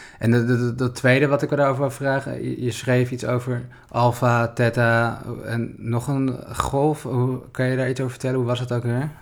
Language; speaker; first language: Dutch; native; Dutch